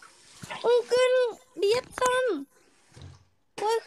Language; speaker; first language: Vietnamese; non-native, learner; Indonesian